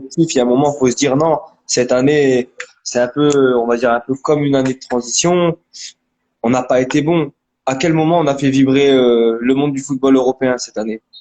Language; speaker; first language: French; native; French